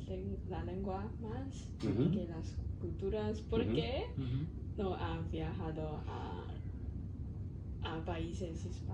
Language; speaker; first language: Spanish; non-native, learner; Cantonese